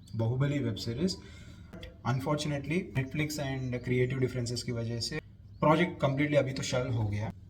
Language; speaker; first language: Hindi; non-native, local second language; Telugu